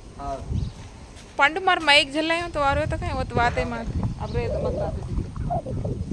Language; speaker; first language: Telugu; non-native, local second language; Lambadi